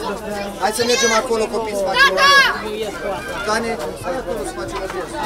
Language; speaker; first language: Romanian; native; Romanian